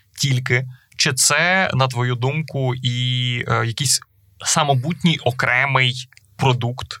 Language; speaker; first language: Ukrainian; native; Ukrainian